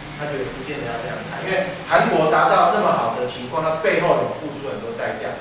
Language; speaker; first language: Chinese; native; Chinese